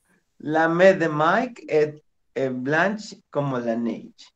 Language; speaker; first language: French; non-native, learner; Spanish